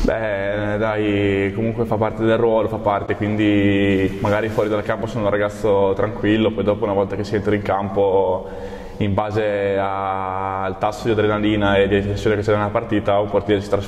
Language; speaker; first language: Italian; native; Italian